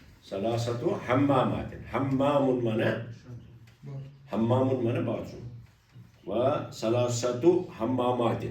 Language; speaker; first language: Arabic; non-native, fluent; Urdu